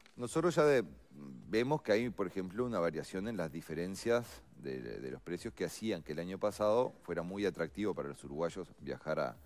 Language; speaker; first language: Spanish; native; Spanish